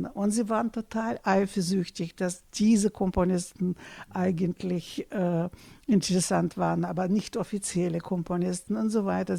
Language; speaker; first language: German; non-native, fluent; Russian